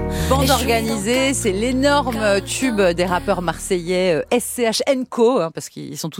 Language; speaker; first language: French; native; French